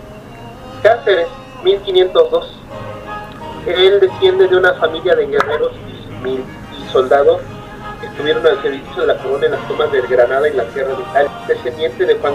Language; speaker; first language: Spanish; native; Spanish